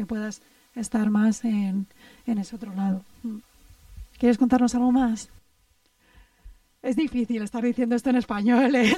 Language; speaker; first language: Spanish; native; Spanish